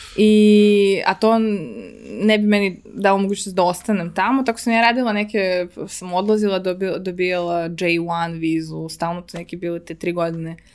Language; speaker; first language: Serbian; early bilingual, heritage; Serbian